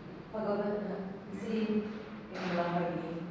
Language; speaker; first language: Spanish; non-native, learner; English